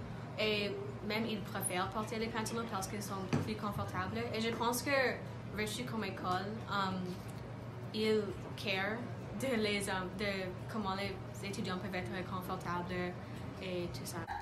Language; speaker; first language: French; non-native, learner; English